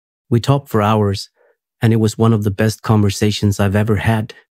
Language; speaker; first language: English; native; English